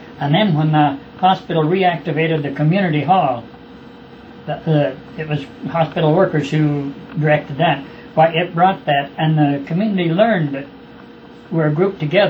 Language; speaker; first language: English; native; English